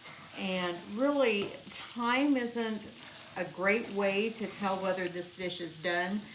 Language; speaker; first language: English; native; English